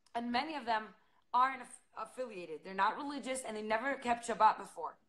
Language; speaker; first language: English; native; English